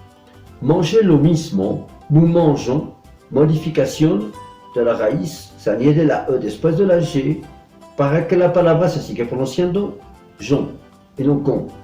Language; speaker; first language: Spanish; non-native, fluent; French